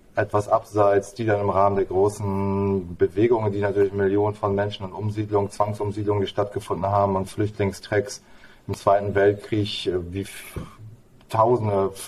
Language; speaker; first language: German; native; German